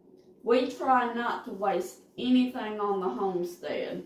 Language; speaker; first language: English; native; English